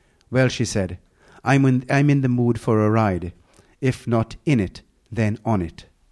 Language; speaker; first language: English; native; English